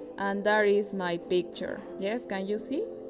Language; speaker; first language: English; non-native, learner; Spanish